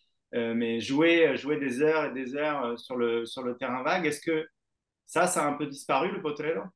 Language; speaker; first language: French; native; French